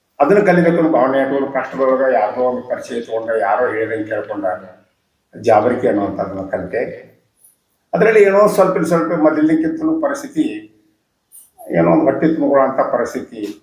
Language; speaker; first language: Kannada; native; Kannada